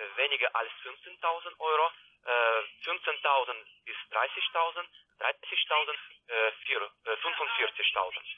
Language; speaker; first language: German; non-native, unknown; Bulgarian